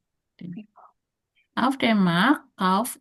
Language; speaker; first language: German; non-native, fluent; Indonesian